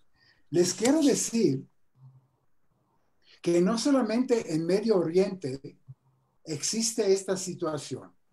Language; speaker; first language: Spanish; non-native, fluent; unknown